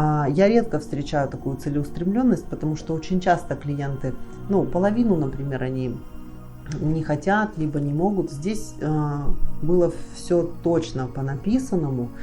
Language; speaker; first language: Russian; native; Russian